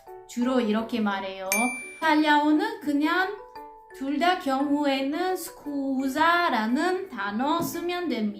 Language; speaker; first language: Korean; non-native, learner; Italian